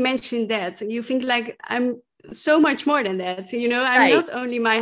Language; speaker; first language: English; non-native, fluent; Dutch